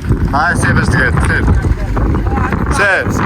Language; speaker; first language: Arabic; native; Arabic